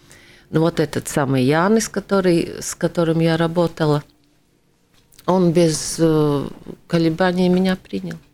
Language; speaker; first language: Russian; non-native, local second language; Latvian